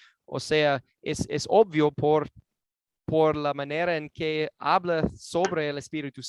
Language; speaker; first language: Spanish; non-native, fluent; English